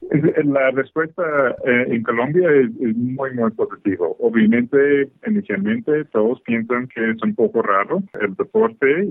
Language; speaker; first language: Spanish; non-native, fluent; English